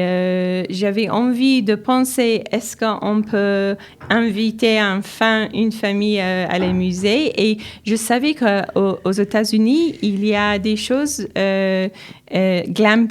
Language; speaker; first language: French; non-native, learner; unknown